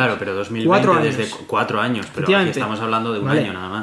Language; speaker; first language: Spanish; native; Spanish